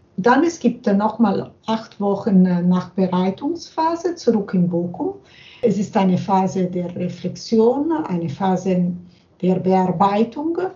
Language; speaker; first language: German; non-native, fluent; Italian